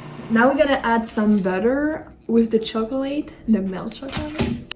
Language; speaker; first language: English; non-native, learner; French